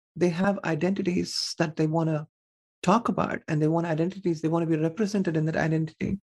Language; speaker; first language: English; non-native, local second language; Tamil